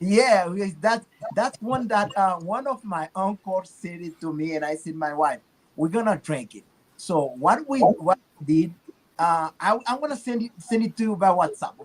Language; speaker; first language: English; non-native, learner; Haitian Creole